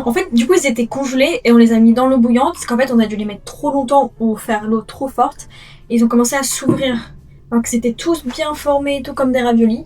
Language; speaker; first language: French; native; French